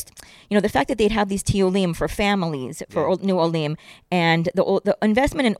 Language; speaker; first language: English; native; English